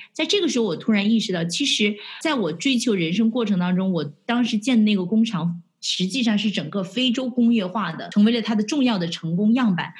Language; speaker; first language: Chinese; native; Chinese